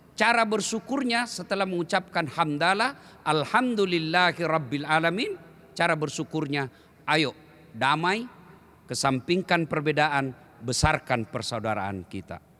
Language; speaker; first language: Indonesian; native; Indonesian